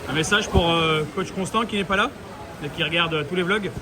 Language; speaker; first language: French; native; French